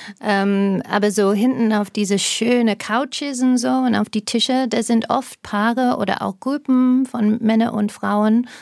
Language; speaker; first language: German; non-native, fluent; English